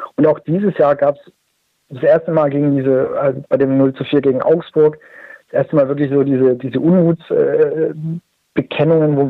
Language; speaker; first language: German; native; German